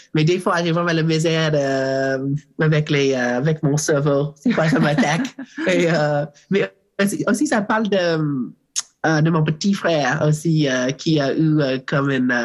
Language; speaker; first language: French; non-native, learner; English